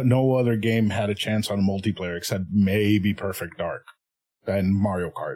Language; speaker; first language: English; non-native, fluent; Spanish